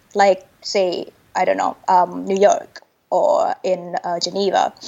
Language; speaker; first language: English; non-native, fluent; Indonesian